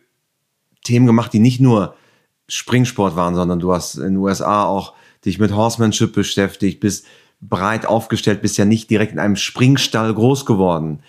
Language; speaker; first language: German; native; German